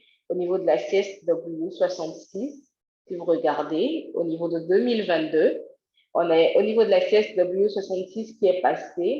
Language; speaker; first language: French; native; French